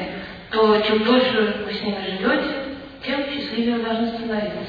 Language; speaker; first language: Russian; native; Russian